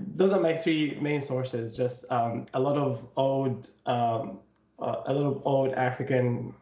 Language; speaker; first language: English; non-native, local second language; Nyanja